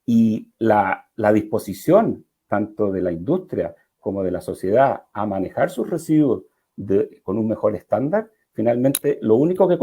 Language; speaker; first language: Spanish; native; Spanish